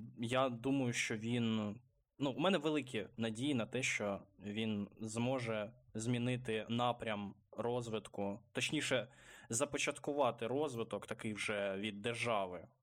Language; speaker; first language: Ukrainian; non-native, local second language; Russian